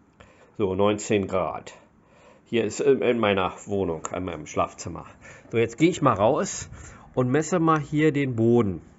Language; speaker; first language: German; native; German